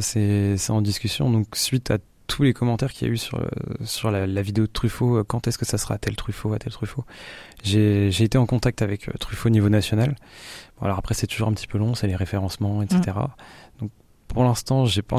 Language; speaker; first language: French; native; French